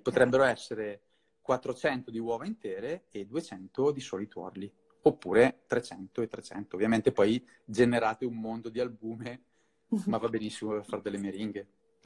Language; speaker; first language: Italian; native; Italian